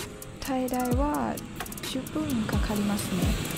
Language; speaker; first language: Japanese; non-native, learner; Thai